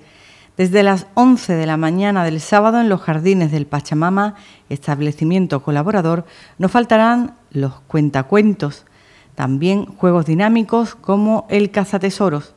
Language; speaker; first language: Spanish; native; Spanish